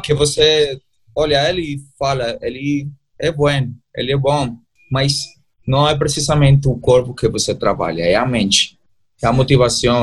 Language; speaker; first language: Portuguese; non-native, learner; Spanish